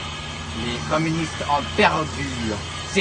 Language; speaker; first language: French; non-native, learner; English